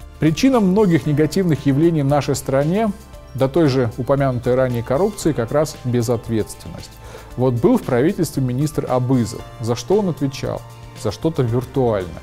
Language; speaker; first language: Russian; native; Russian